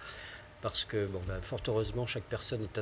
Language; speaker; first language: French; native; French